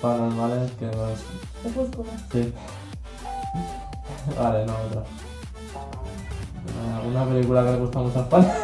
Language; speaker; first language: Spanish; native; Spanish